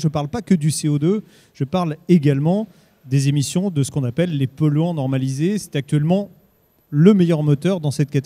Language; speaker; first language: French; native; French